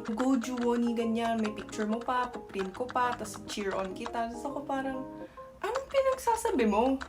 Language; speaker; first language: Filipino; non-native, fluent; Korean